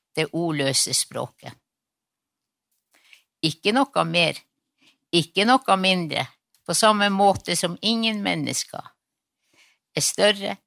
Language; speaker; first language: Norwegian; non-native, local second language; Northern Sami